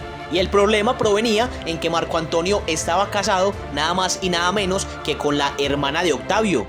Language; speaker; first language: Spanish; native; Spanish